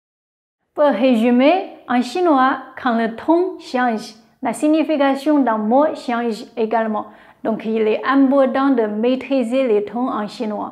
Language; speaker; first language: French; non-native, fluent; Chinese